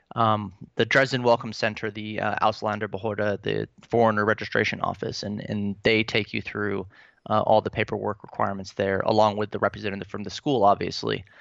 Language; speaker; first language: English; native; English